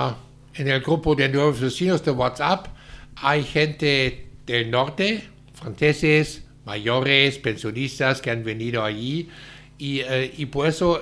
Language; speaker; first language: Spanish; non-native, fluent; German